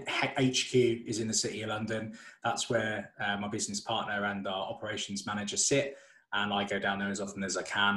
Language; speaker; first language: English; native; English